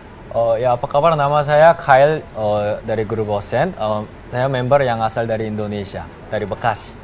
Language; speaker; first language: Indonesian; early bilingual, heritage; Indonesian